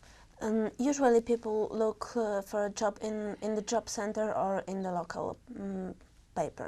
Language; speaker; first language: English; non-native, learner; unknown